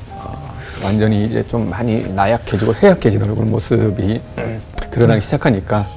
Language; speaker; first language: Korean; native; Korean